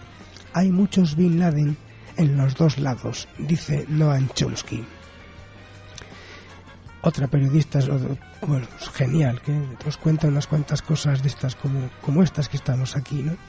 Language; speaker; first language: Spanish; native; Spanish